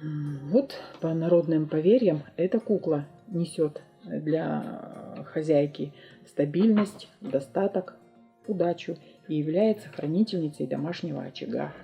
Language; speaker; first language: Russian; native; Russian